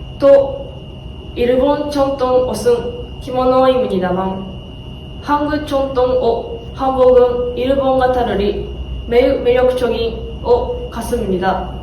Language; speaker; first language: Korean; non-native, learner; Japanese